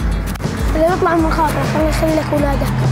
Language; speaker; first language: Arabic; native; Arabic